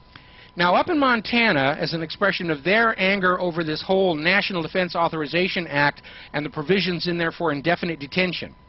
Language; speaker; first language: English; native; English